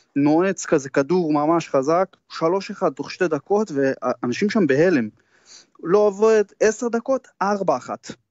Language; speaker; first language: Hebrew; native; Hebrew